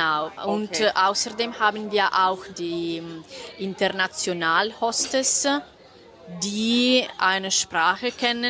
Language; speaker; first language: German; non-native, fluent; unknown